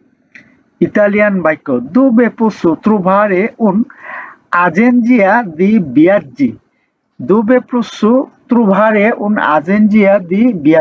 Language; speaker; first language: Italian; non-native, learner; Bangla